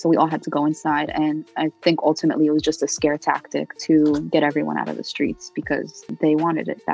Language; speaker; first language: English; early bilingual, other home language; Arabic